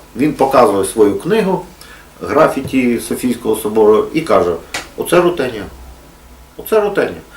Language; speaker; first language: Ukrainian; non-native, local second language; Russian